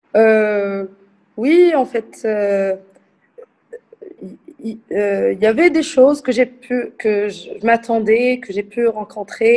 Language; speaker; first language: French; non-native, local second language; Arabic